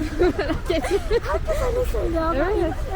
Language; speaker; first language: Turkish; non-native, learner; Malay